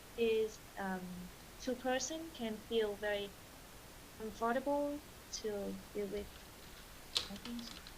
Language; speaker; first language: English; non-native, learner; Vietnamese